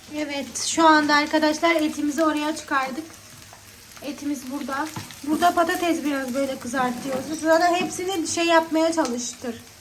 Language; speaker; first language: Turkish; native; Turkish